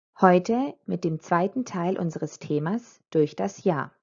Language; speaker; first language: German; non-native, fluent; Croatian